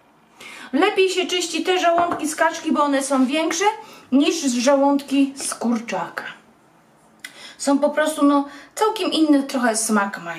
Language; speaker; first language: Polish; native; Polish